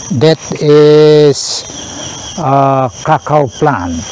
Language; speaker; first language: English; non-native, learner; Indonesian